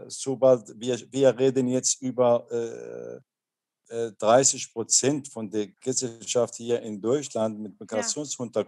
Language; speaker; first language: German; non-native, learner; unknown